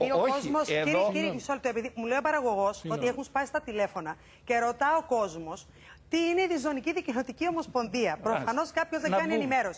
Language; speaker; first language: Greek; native; Greek